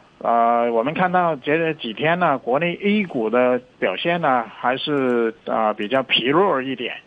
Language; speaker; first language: Chinese; non-native, local second language; Cantonese